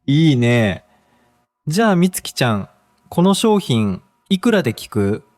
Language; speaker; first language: Japanese; native; Japanese